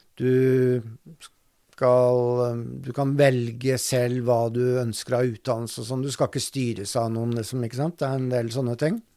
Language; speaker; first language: Norwegian; native; Norwegian